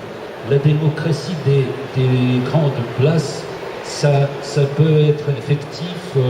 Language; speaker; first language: French; non-native, fluent; Russian